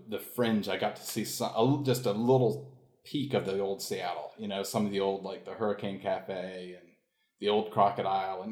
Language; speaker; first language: English; native; English